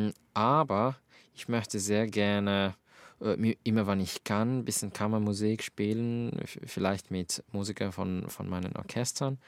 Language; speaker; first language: German; non-native, fluent; Finnish